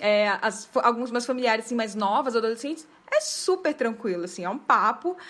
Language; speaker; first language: Portuguese; native; Portuguese